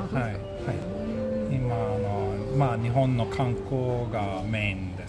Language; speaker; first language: Japanese; non-native, fluent; Swedish